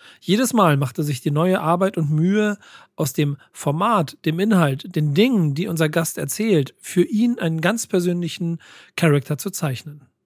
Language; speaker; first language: German; native; German